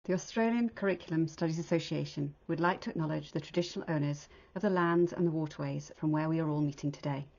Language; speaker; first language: English; native; English